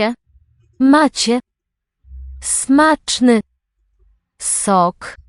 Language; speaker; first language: Polish; non-native, learner; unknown